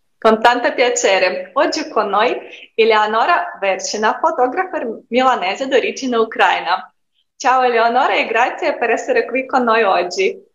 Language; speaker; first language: Italian; non-native, fluent; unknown